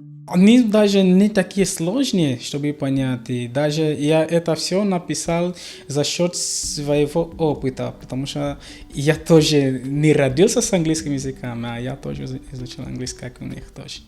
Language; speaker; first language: Russian; non-native, learner; Portuguese